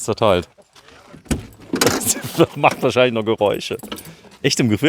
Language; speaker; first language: German; native; German